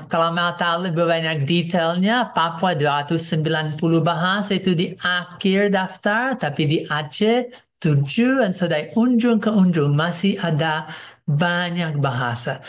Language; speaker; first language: Indonesian; non-native, fluent; English